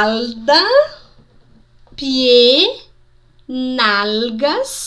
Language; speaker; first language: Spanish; non-native, fluent; Portuguese